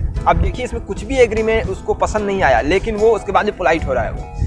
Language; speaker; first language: Hindi; native; Hindi